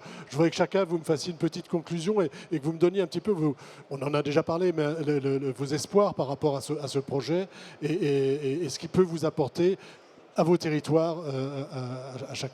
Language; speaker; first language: French; native; French